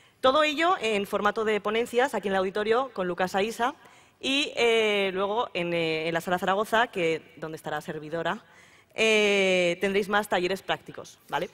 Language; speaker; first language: Spanish; native; Spanish